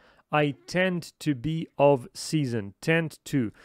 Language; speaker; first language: English; non-native, fluent; Russian